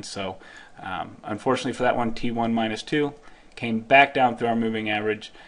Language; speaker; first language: English; native; English